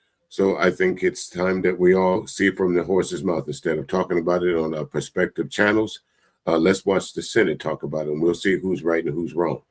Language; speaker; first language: English; native; English